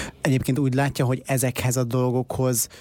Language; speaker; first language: Hungarian; native; Hungarian